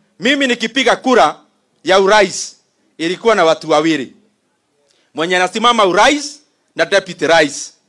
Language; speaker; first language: Swahili; non-native, local second language; Kikuyu